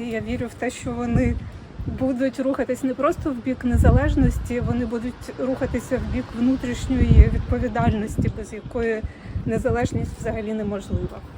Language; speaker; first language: Ukrainian; native; Ukrainian